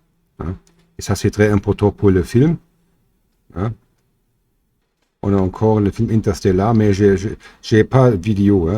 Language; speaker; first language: French; non-native, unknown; German